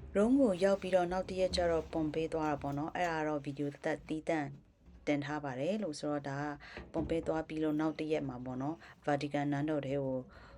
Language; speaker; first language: Burmese; non-native, local second language; Kachin